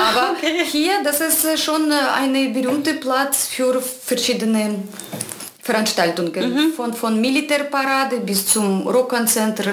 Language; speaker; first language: German; non-native, fluent; Russian